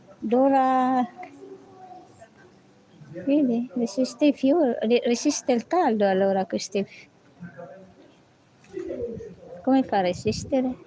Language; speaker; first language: Italian; non-native, learner; Filipino